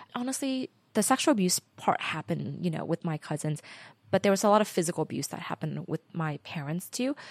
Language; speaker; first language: English; early bilingual, other home language; Vietnamese